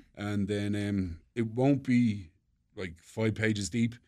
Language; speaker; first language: English; native; English